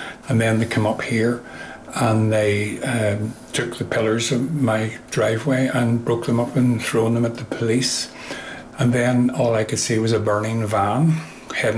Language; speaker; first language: English; native; English